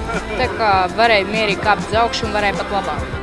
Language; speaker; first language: Latvian; native; Latvian